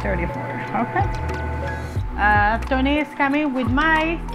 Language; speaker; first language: English; non-native, learner; Spanish